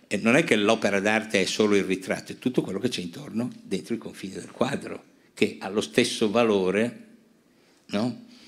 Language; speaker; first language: Italian; native; Italian